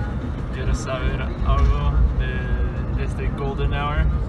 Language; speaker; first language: Spanish; non-native, fluent; English